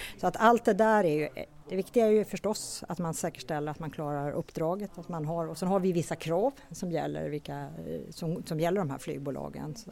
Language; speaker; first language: Swedish; native; Swedish